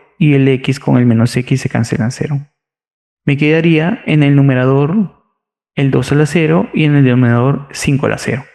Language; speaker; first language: Spanish; native; Spanish